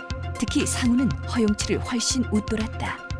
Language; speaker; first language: Korean; native; Korean